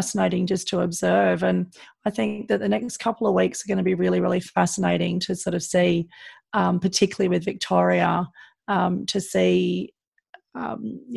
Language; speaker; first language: English; native; English